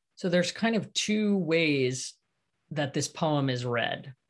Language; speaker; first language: English; native; English